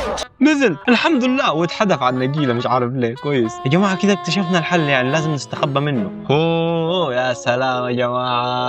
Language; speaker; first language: Arabic; native; Arabic